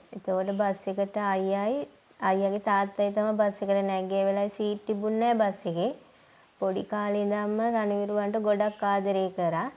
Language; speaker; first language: Sinhala; native; Sinhala